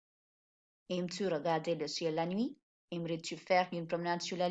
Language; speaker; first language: French; non-native, fluent; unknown